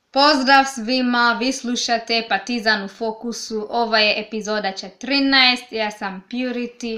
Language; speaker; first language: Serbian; non-native, learner; English